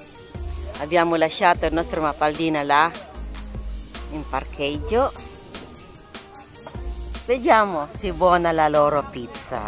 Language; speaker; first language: Italian; non-native, learner; Filipino